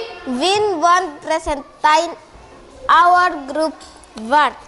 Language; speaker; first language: English; non-native, learner; Indonesian